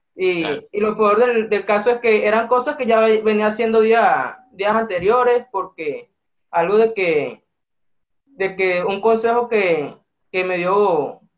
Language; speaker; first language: Spanish; native; Spanish